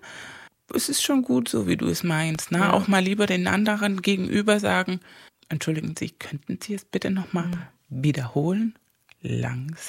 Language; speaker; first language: German; non-native, fluent; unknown